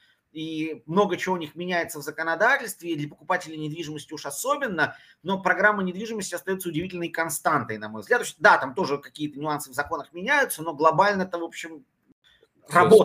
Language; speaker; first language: Russian; native; Russian